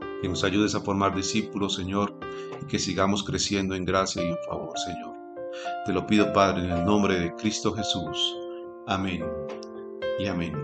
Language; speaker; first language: Spanish; native; Spanish